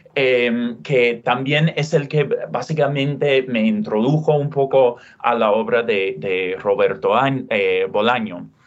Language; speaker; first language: Spanish; non-native, fluent; English